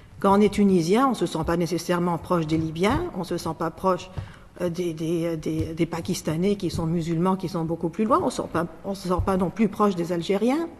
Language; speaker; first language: French; non-native, local second language; Arabic